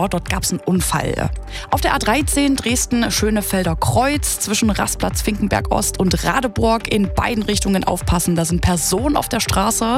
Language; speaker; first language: German; native; German